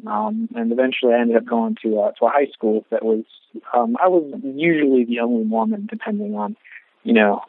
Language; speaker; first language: English; native; English